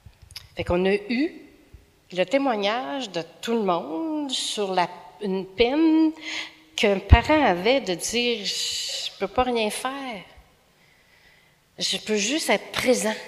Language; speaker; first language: French; native; French